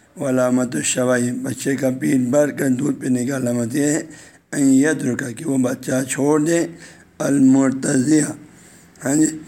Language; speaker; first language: Urdu; non-native, local second language; Balti